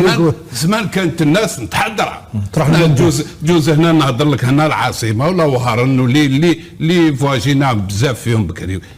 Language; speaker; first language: Arabic; native; Arabic